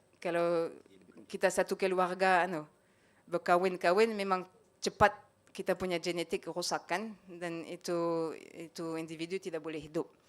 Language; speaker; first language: Malay; non-native, fluent; French